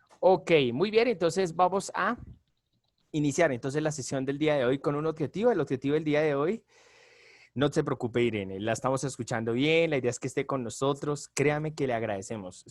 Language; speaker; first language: Spanish; native; Spanish